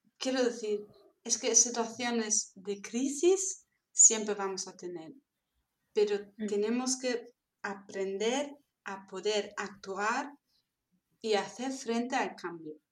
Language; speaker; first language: Spanish; non-native, fluent; German